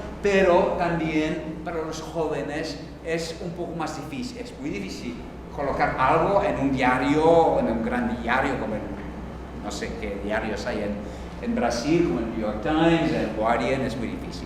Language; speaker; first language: Spanish; non-native, fluent; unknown